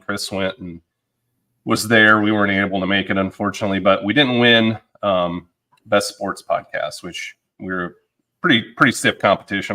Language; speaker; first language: English; native; English